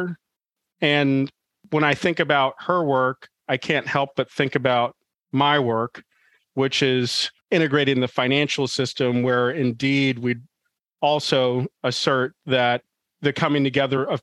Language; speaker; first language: English; native; English